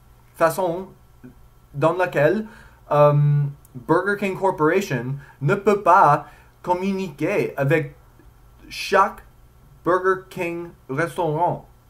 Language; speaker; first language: French; non-native, learner; English